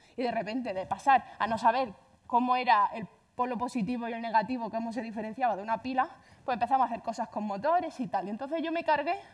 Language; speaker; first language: Spanish; native; Spanish